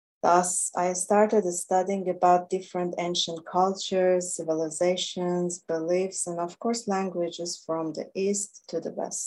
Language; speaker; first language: English; non-native, fluent; Persian